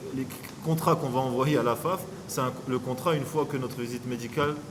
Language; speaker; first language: French; non-native, local second language; Arabic